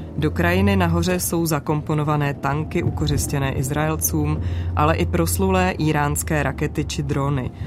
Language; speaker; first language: Czech; native; Czech